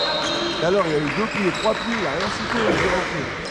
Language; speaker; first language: French; native; French